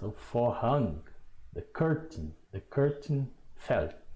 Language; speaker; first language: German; non-native, fluent; Portuguese